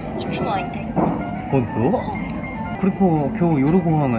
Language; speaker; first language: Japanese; non-native, learner; Korean